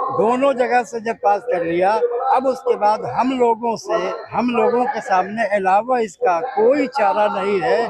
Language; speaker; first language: Urdu; native; Urdu